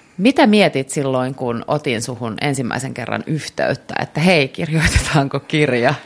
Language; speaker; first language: Finnish; native; Finnish